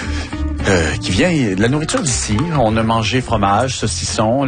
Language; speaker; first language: French; native; French